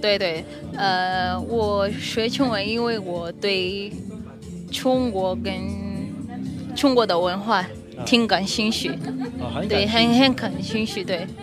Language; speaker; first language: Chinese; non-native, fluent; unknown